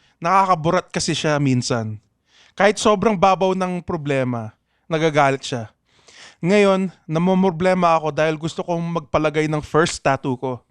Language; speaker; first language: Filipino; native; Filipino